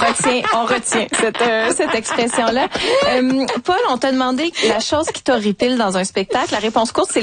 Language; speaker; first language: French; native; French